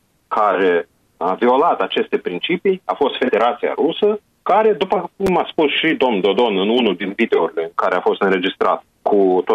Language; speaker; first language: Romanian; native; Romanian